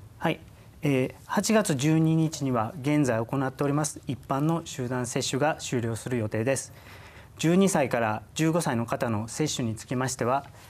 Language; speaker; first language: Japanese; native; Japanese